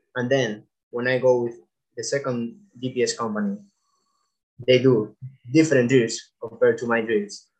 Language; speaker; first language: English; non-native, fluent; Spanish